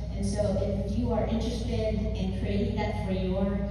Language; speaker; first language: English; native; English